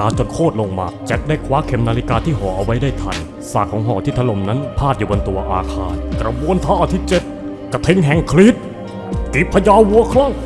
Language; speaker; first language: Thai; native; Thai